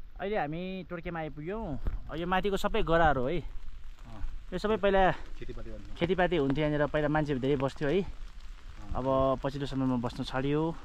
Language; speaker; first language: Nepali; non-native, local second language; Sherpa